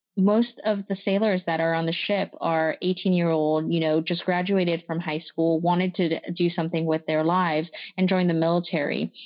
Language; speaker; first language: English; early bilingual, other home language; French